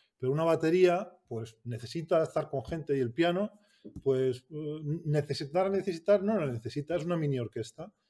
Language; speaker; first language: Spanish; native; Spanish